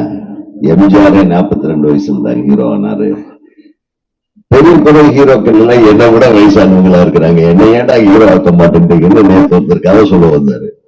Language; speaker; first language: Tamil; native; Tamil